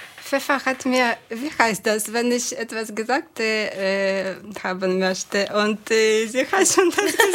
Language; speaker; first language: German; non-native, fluent; Ukrainian